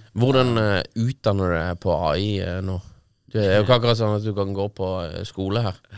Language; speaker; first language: Norwegian; native; Norwegian